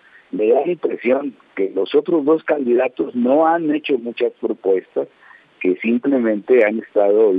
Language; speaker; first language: Spanish; native; Spanish